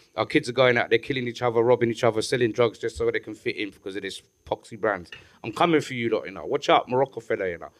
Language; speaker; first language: English; native; English